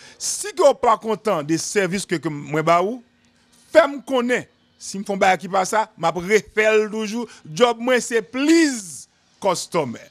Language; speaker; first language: French; non-native, local second language; Haitian Creole